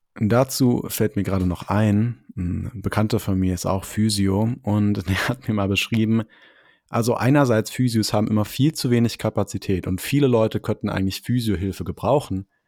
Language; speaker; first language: German; native; German